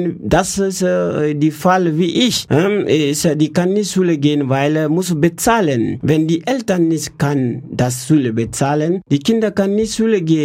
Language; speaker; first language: German; non-native, learner; French